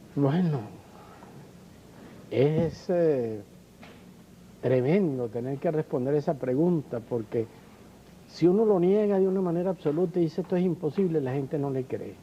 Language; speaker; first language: Spanish; native; Spanish